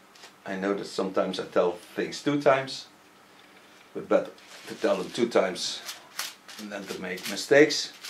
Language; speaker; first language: English; non-native, fluent; Dutch